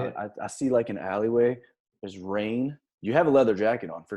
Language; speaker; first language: English; native; English